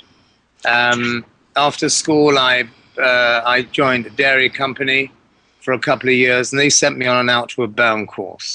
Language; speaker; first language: English; native; English